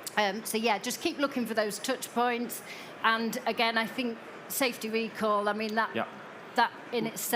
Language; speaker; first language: English; native; English